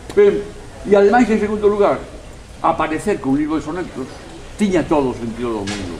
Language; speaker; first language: Spanish; non-native, local second language; Galician